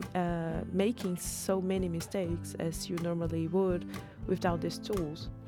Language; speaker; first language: English; non-native, fluent; Portuguese